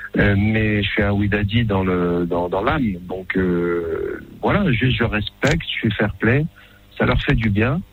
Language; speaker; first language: French; non-native, local second language; Arabic